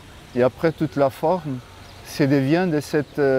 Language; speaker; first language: French; non-native, fluent; Portuguese